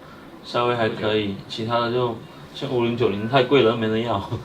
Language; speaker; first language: Chinese; native; Chinese